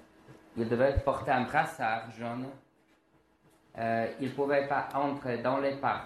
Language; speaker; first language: French; non-native, fluent; Slovak